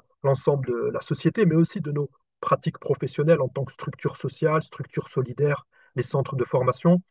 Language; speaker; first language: French; native; French